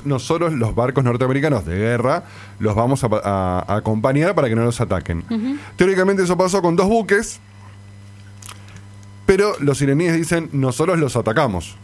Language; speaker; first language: Spanish; native; Spanish